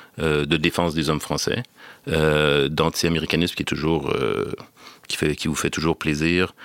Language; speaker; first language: French; native; French